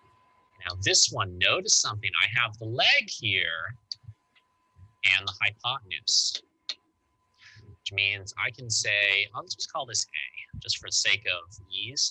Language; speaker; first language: English; native; English